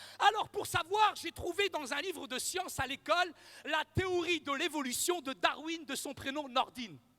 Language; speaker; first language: French; early bilingual, other home language; Arabic